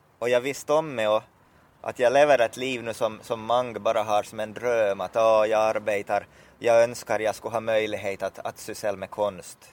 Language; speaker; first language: Swedish; native; Swedish